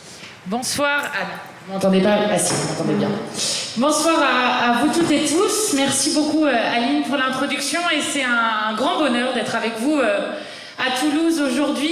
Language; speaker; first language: French; native; French